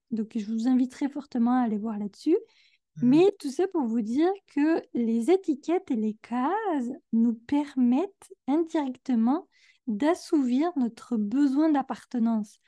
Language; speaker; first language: French; native; French